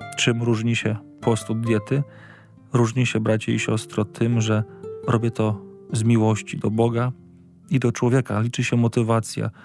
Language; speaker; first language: Polish; native; Polish